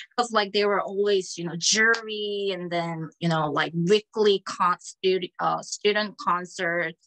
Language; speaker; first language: English; non-native, fluent; Korean